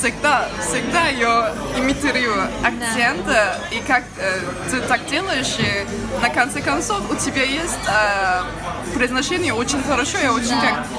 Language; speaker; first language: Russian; non-native, learner; Turkish